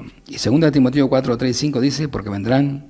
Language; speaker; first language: Spanish; native; Spanish